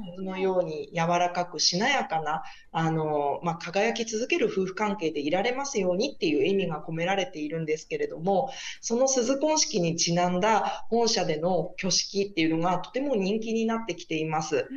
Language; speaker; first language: Japanese; native; Japanese